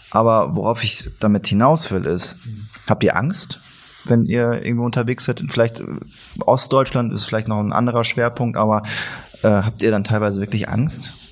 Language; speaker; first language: German; native; German